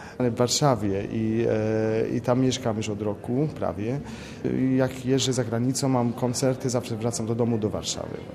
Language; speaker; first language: Polish; non-native, fluent; French